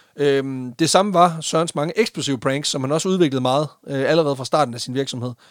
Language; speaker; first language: Danish; native; Danish